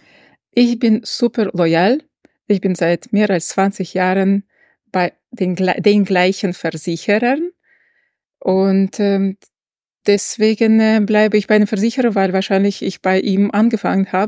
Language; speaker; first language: German; non-native, fluent; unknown